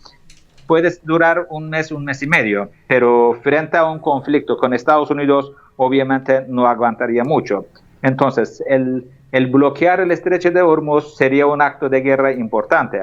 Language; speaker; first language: Spanish; non-native, fluent; Turkish